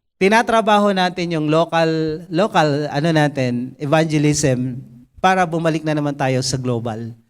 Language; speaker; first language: Filipino; native; Filipino